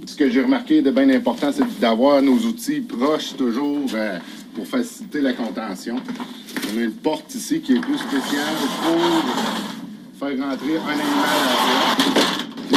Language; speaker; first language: French; native; French